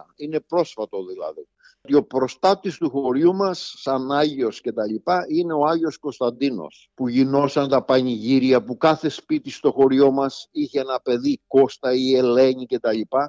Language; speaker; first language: Greek; native; Greek